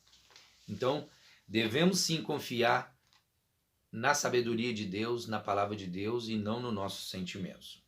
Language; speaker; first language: Portuguese; native; Portuguese